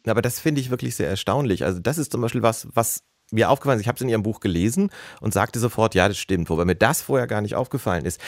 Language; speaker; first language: German; native; German